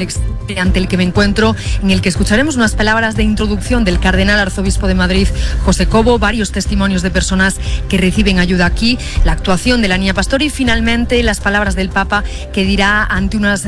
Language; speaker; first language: Spanish; native; Spanish